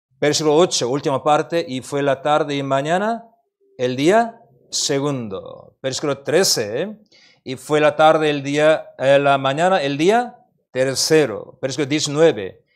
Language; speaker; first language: Spanish; non-native, learner; Korean